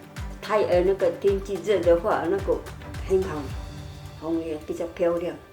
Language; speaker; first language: Chinese; non-native, local second language; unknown